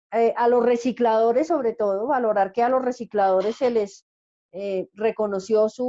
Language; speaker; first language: Spanish; native; Spanish